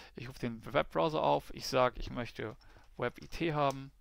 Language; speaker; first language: German; native; German